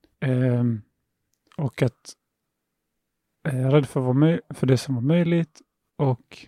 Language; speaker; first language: Swedish; early bilingual, other home language; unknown